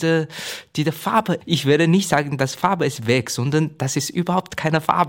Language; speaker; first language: German; non-native, fluent; Chinese